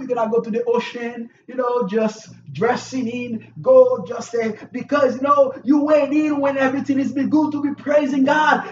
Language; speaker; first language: English; non-native, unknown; Haitian Creole